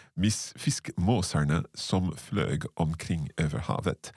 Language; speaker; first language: Swedish; non-native, learner; English